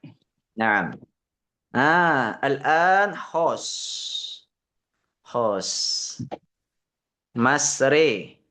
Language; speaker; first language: Arabic; non-native, fluent; Indonesian